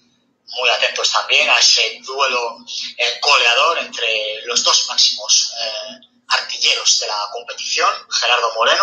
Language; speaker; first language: Spanish; native; Spanish